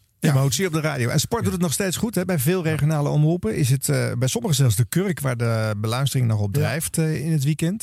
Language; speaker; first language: Dutch; native; Dutch